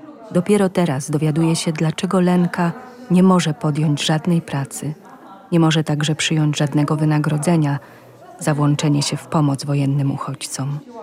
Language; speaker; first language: Polish; native; Polish